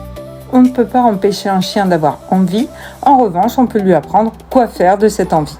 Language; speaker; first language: French; native; French